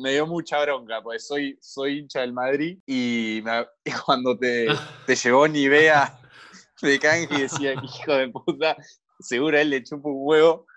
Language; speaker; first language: Spanish; native; Spanish